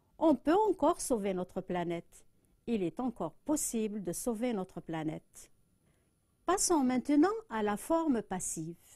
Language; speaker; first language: French; non-native, local second language; Arabic